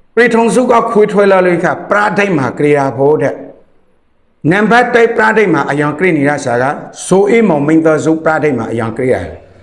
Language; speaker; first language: Burmese; native; Burmese